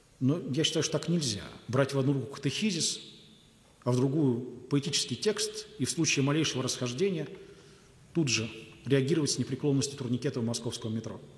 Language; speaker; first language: Russian; native; Russian